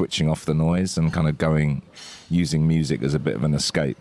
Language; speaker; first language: English; native; English